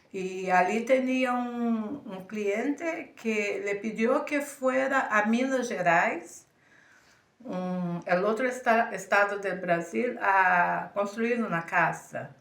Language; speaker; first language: Spanish; early bilingual, heritage; Spanish